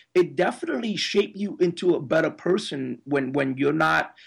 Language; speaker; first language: English; early bilingual, other home language; Spanish